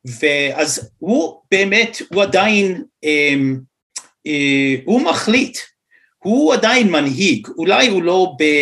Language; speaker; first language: Hebrew; non-native, fluent; English